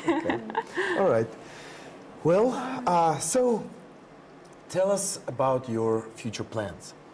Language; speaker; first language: English; non-native, fluent; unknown